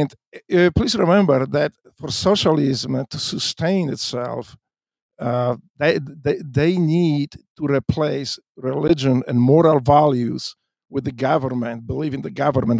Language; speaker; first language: English; non-native, fluent; Polish